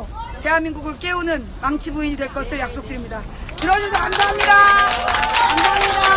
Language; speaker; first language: Korean; native; Korean